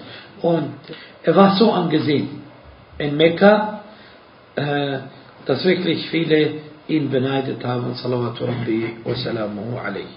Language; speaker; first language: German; non-native, fluent; Arabic